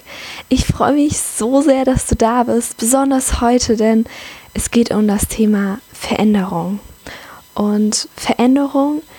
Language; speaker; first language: German; native; German